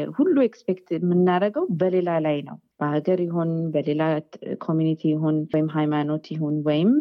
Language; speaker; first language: Amharic; early bilingual, heritage; Amharic